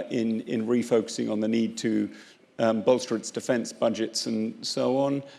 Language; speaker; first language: English; native; English